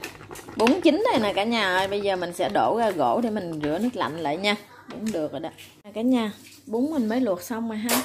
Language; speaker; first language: Vietnamese; native; Vietnamese